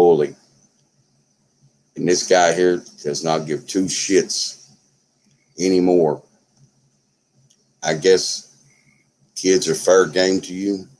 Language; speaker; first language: English; native; English